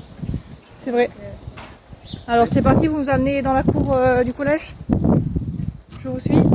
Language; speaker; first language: French; native; French